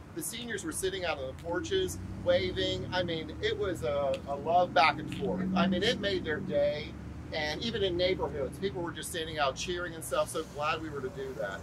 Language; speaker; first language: English; native; English